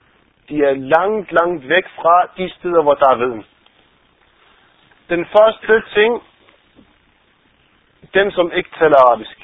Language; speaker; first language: Danish; non-native, fluent; Arabic